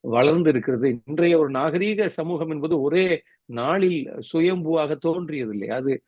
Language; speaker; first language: Tamil; non-native, local second language; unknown